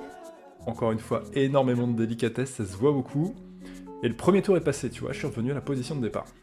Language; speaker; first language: French; native; French